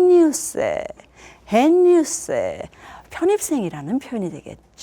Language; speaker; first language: Korean; native; Korean